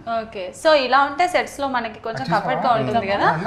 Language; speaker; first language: Telugu; native; Telugu